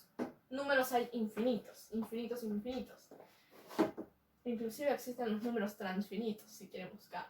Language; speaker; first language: Spanish; native; Spanish